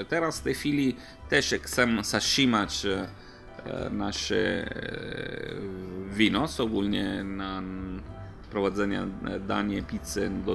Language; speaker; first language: Polish; non-native, learner; Italian